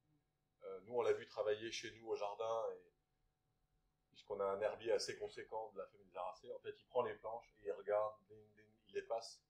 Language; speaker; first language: French; native; French